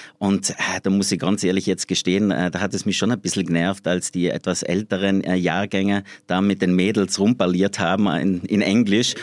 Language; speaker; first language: German; native; German